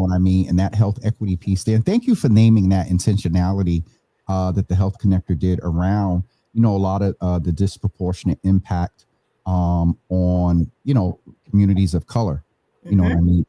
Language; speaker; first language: English; native; English